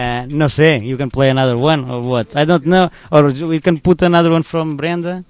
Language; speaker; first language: English; non-native, learner; Spanish